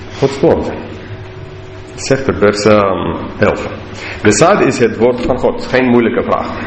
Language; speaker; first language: Dutch; non-native, learner; English